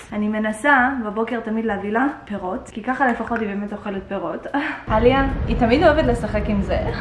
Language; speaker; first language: Hebrew; early bilingual, heritage; Hebrew